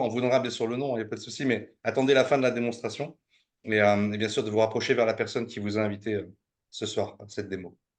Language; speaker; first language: French; native; French